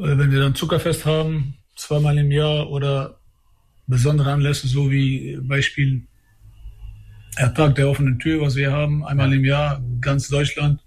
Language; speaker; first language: German; early bilingual, other home language; Albanian